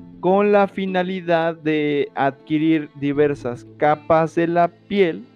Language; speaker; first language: Spanish; native; Spanish